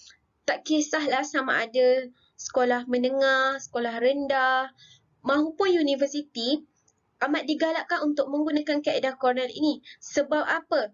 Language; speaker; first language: Malay; native; Malay